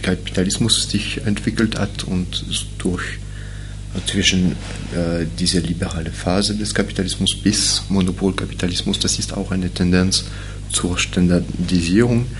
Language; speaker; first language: German; non-native, fluent; French